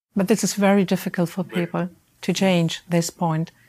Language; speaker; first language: English; non-native, fluent; German